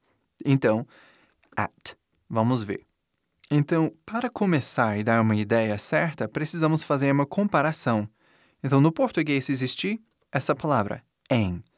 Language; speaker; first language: Portuguese; non-native, fluent; English